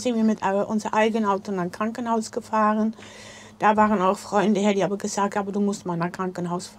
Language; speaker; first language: German; non-native, learner; Dutch